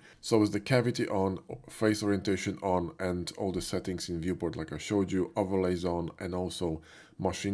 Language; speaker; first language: English; non-native, fluent; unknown